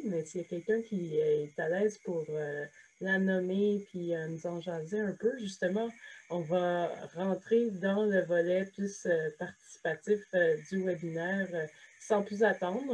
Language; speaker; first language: French; native; French